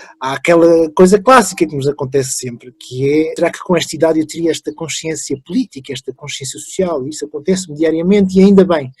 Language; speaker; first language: Portuguese; early bilingual, other home language; French